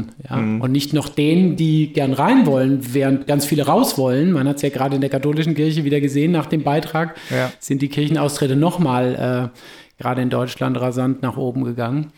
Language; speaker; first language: German; native; German